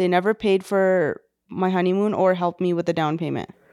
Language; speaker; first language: English; early bilingual, other home language; Punjabi